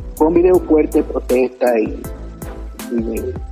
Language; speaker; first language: Spanish; native; Spanish